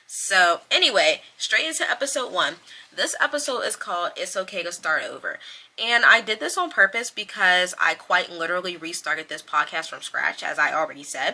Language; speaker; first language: English; native; English